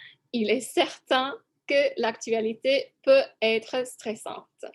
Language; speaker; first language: French; non-native, fluent; English